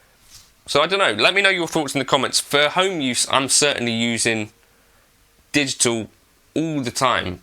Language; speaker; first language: English; native; English